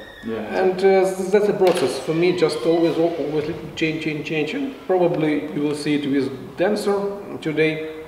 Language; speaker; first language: English; non-native, fluent; Russian